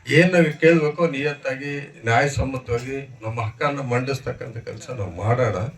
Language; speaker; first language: Kannada; native; Kannada